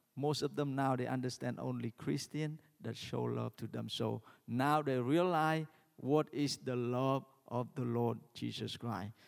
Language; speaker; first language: English; non-native, learner; Khmer